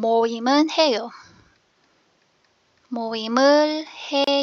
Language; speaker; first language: Korean; non-native, fluent; Filipino